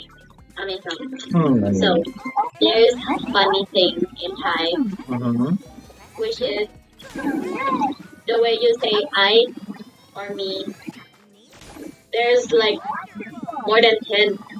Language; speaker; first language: English; non-native, fluent; Thai